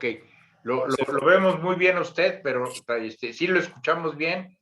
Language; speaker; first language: Spanish; native; Spanish